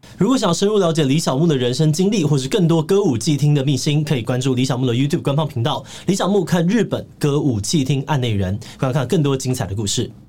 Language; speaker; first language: Chinese; native; Chinese